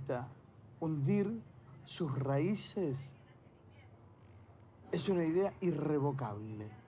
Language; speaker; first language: Spanish; native; Spanish